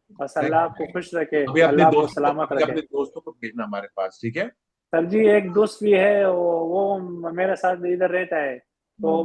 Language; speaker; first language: Hindi; non-native, learner; Pashto